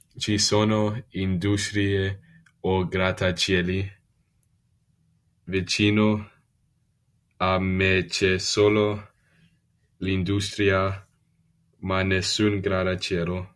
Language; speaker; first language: Italian; non-native, learner; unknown